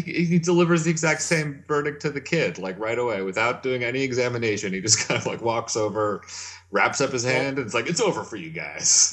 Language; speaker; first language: English; native; English